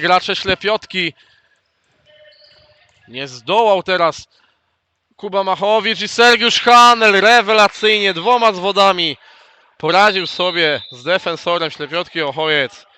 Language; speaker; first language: Polish; native; Polish